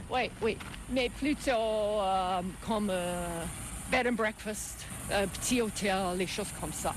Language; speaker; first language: French; non-native, learner; English